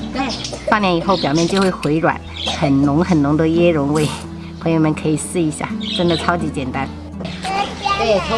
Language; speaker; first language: Chinese; native; Chinese